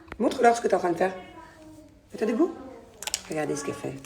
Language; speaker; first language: French; native; French